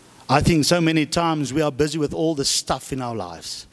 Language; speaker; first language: English; non-native, local second language; Afrikaans